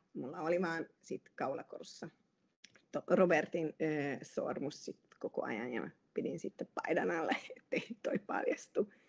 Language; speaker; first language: Finnish; non-native, fluent; Hungarian